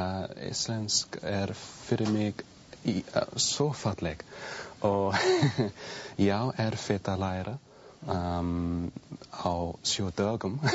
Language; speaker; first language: Icelandic; non-native, learner; English